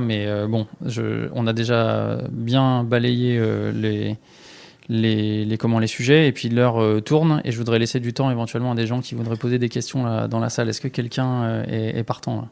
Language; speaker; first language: French; native; French